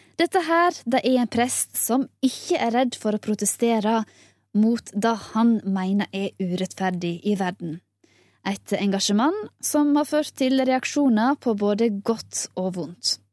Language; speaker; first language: Norwegian; native; Norwegian